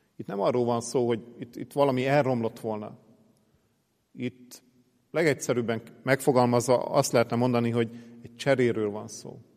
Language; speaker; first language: Hungarian; native; Hungarian